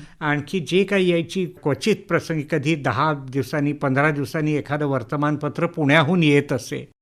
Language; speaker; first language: Marathi; native; Marathi